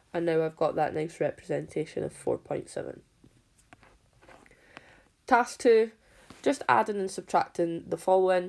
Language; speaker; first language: English; native; English